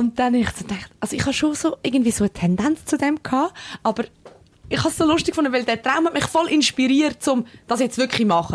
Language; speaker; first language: German; native; German